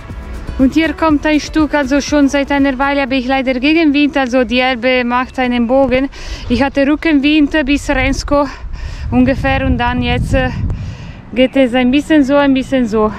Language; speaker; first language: German; non-native, fluent; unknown